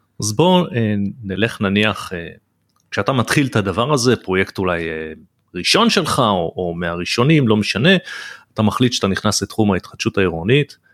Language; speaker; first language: Hebrew; native; Hebrew